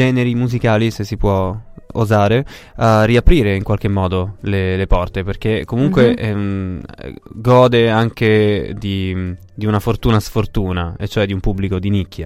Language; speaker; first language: Italian; native; Italian